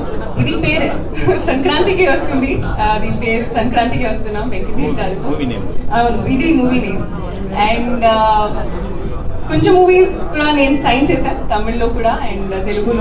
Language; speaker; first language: Telugu; non-native, learner; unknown